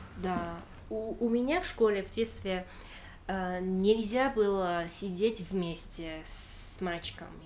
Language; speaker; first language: Russian; non-native, fluent; Chinese